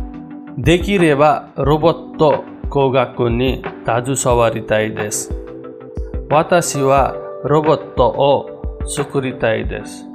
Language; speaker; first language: Japanese; non-native, learner; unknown